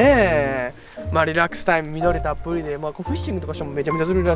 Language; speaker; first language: Japanese; native; Japanese